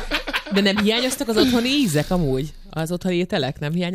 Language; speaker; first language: Hungarian; native; Hungarian